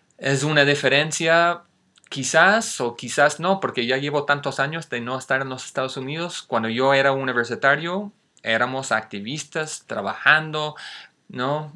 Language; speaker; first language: Spanish; non-native, fluent; English